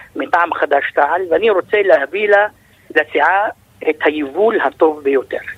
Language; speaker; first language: Hebrew; non-native, local second language; Arabic